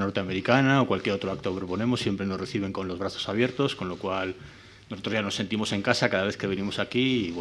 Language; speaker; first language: Spanish; native; Spanish